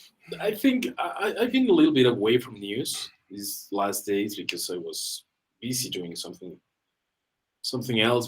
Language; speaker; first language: English; non-native, fluent; Spanish